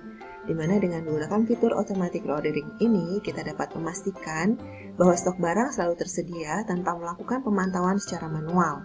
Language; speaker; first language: Indonesian; native; Indonesian